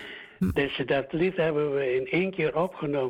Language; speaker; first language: Dutch; early bilingual, other home language; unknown